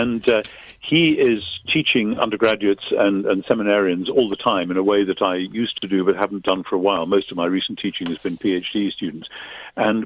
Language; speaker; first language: English; native; English